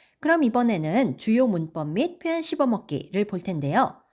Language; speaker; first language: Korean; native; Korean